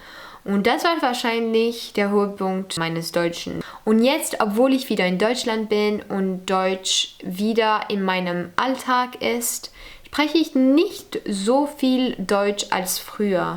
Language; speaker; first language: German; early bilingual, other home language; French